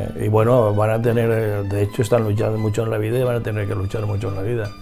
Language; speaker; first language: Spanish; native; Spanish